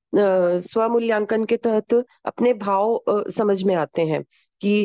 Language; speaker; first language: Hindi; native; Hindi